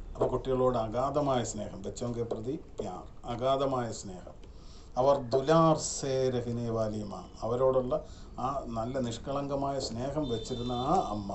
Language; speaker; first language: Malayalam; native; Malayalam